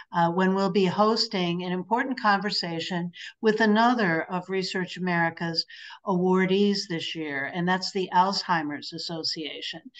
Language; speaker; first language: English; native; English